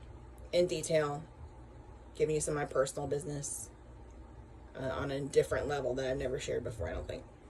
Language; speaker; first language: English; native; English